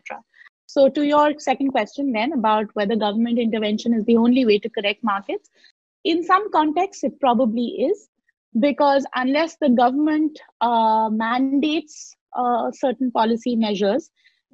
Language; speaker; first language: English; non-native, local second language; Hindi